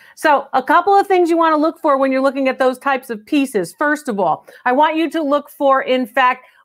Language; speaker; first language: English; native; English